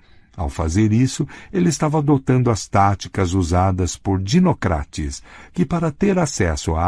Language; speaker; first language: Portuguese; native; Portuguese